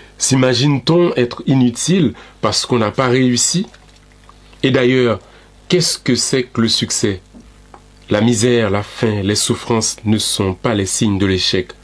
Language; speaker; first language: French; non-native, local second language; Haitian Creole